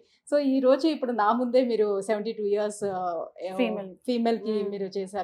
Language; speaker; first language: Telugu; native; Telugu